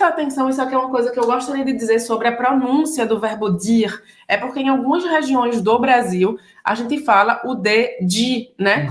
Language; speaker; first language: Portuguese; native; Portuguese